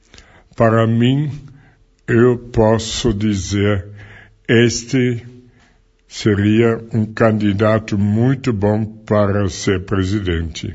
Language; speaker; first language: Portuguese; non-native, fluent; German